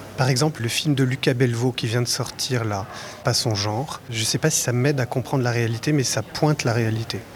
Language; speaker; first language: French; native; French